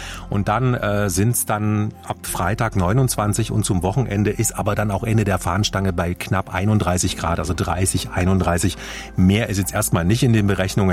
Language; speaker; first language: German; native; German